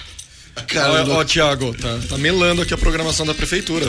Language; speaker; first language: Portuguese; native; Portuguese